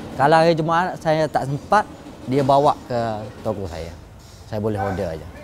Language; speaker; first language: Malay; native; Malay